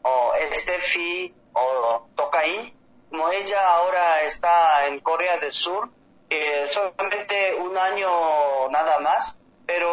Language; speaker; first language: Spanish; non-native, learner; Korean